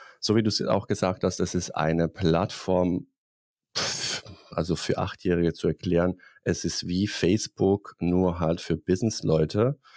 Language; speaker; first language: German; non-native, fluent; Bosnian